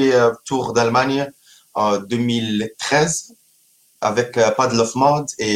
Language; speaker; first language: French; non-native, local second language; Arabic